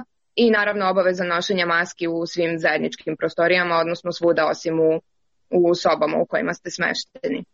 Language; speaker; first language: Serbian; native; Serbian